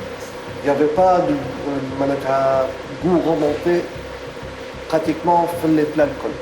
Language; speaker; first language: French; non-native, local second language; Arabic